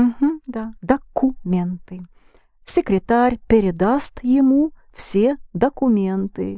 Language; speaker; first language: Russian; non-native, fluent; English